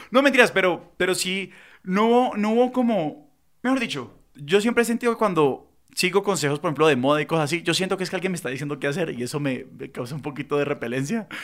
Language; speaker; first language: Spanish; native; Spanish